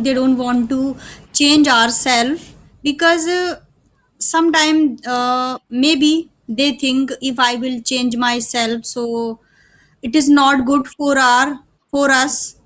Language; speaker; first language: English; non-native, learner; Hindi